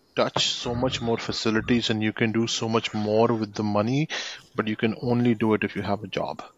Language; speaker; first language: English; non-native, local second language; Hindi